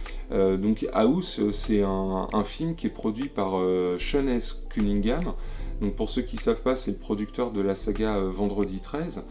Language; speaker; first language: French; native; French